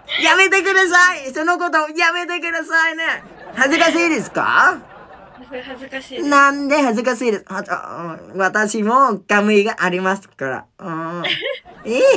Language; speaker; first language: Japanese; non-native, learner; Vietnamese